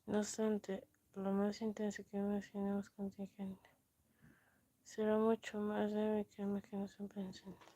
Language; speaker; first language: Spanish; native; Spanish